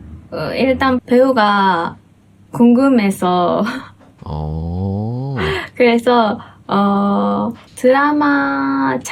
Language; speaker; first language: Korean; non-native, fluent; Japanese